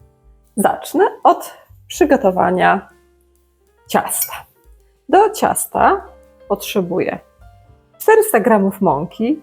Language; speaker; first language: Polish; native; Polish